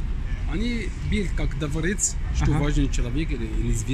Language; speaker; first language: Russian; non-native, learner; Arabic